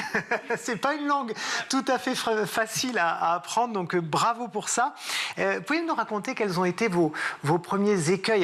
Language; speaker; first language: French; native; French